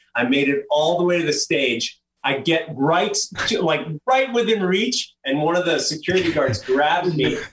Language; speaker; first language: English; native; English